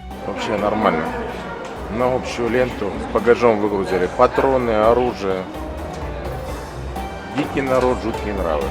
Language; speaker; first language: Russian; native; Russian